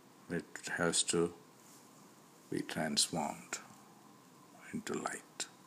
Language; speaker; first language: English; non-native, local second language; Tamil